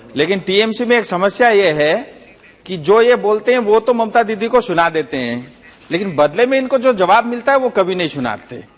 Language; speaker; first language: Hindi; non-native, local second language; Nepali